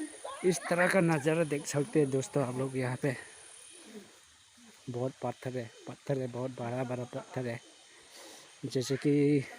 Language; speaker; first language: Hindi; non-native, local second language; Kok Borok